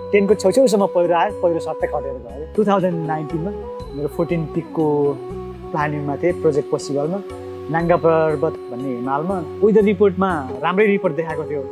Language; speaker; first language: Nepali; non-native, local second language; Sherpa